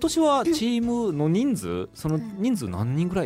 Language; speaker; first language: Japanese; native; Japanese